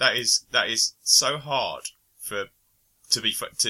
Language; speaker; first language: English; native; English